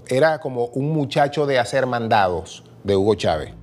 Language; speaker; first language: Spanish; native; Spanish